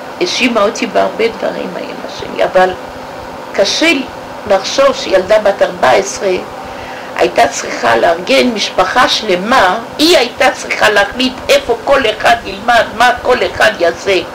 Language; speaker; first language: Hebrew; non-native, fluent; French